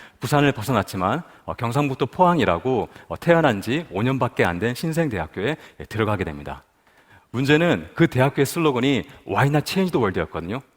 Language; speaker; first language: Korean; native; Korean